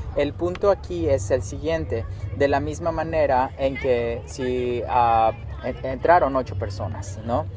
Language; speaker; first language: Spanish; native; Spanish